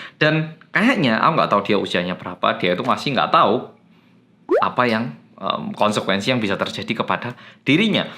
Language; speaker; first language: Indonesian; non-native, fluent; Korean